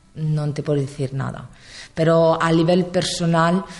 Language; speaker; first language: Spanish; non-native, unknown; Italian